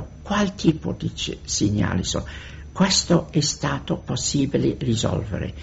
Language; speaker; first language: Italian; non-native, fluent; English